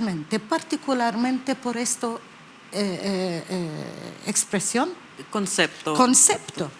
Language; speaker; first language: Spanish; non-native, learner; Arabic